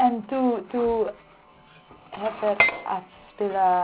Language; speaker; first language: Icelandic; non-native, learner; English